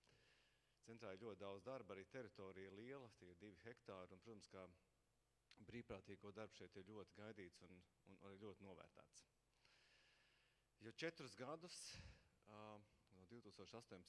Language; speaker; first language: Latvian; native; Latvian